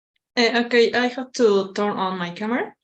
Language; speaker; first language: English; non-native, learner; Spanish